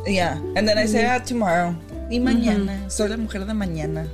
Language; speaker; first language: Spanish; early bilingual, heritage; Spanish